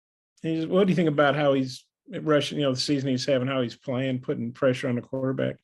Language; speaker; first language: English; native; English